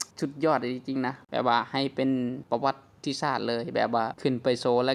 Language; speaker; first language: Thai; non-native, local second language; Northeastern Thai